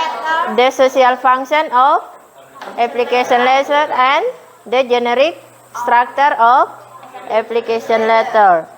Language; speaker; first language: English; non-native, fluent; Indonesian